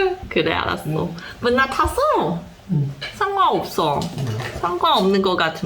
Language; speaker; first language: Korean; non-native, fluent; Chinese